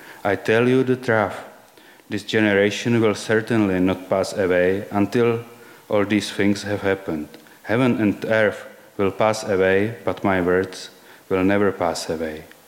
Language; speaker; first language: English; non-native, fluent; Czech